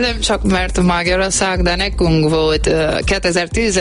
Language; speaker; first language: Hungarian; non-native, learner; Portuguese